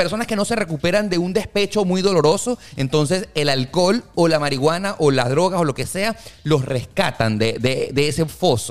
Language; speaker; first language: Spanish; native; Spanish